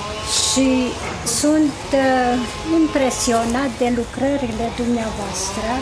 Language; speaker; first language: Romanian; non-native, local second language; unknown